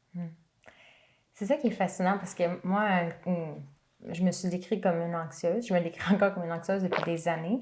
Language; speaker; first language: French; native; French